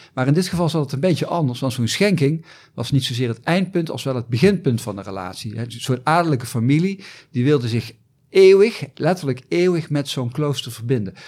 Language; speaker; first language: Dutch; native; Dutch